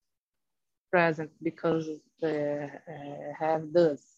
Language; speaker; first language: English; non-native, learner; Portuguese